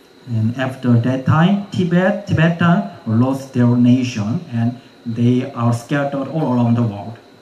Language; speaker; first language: English; non-native, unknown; Korean